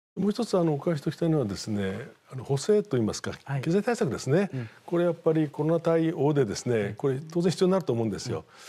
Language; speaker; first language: Japanese; native; Japanese